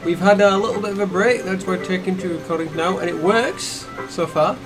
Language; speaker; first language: English; native; English